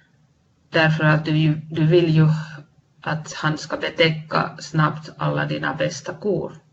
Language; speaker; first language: Swedish; non-native, fluent; Finnish